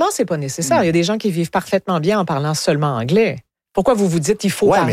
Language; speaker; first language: French; native; French